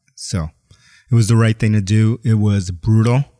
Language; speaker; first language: English; native; English